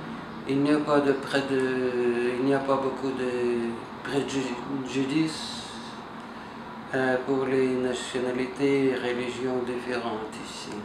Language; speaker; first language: French; non-native, learner; Russian